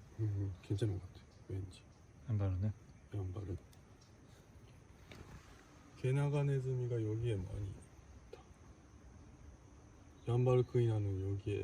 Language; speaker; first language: Korean; non-native, fluent; Japanese